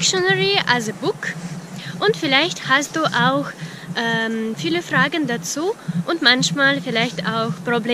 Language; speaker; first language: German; non-native, fluent; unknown